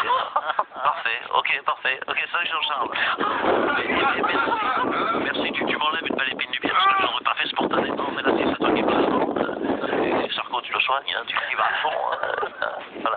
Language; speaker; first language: French; native; French